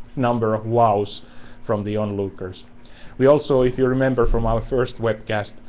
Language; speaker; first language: English; non-native, fluent; Finnish